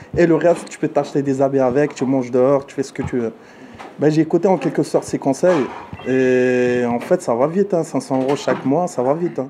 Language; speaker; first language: French; early bilingual, other home language; Arabic